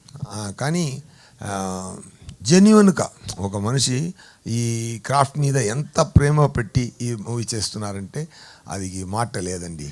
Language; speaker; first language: Telugu; non-native, fluent; Tamil